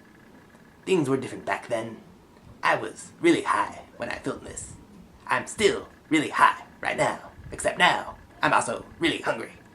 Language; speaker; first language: English; native; English